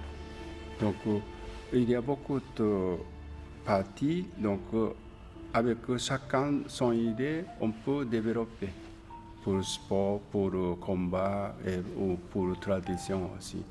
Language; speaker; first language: French; non-native, learner; Japanese